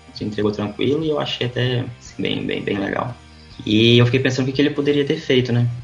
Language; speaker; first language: Portuguese; native; Portuguese